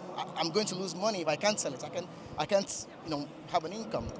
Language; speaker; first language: English; non-native, local second language; Yoruba